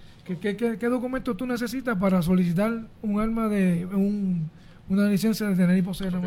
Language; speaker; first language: Spanish; native; Spanish